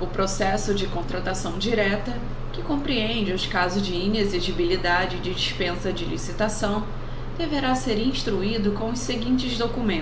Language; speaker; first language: Portuguese; native; Portuguese